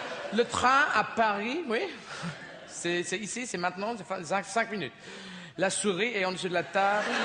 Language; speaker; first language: French; non-native, fluent; English